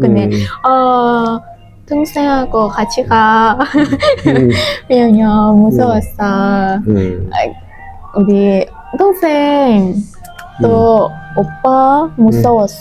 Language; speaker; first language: Korean; non-native, learner; Hmong